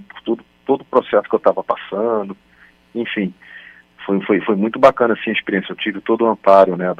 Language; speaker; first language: Portuguese; native; Portuguese